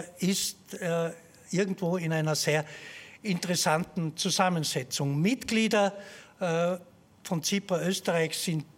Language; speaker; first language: German; native; German